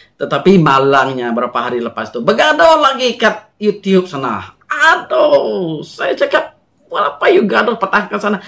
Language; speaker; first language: Malay; non-native, local second language; Iban